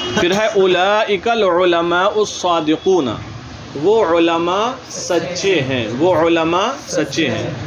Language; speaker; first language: Urdu; native; Urdu